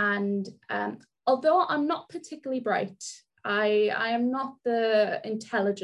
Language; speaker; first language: English; non-native, local second language; Welsh